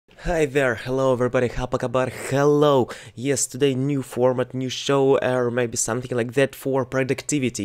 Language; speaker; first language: English; non-native, learner; Russian